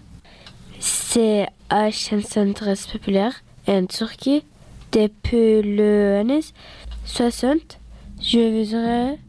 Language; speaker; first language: French; early bilingual, other home language; Turkish